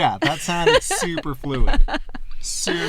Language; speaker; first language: English; native; English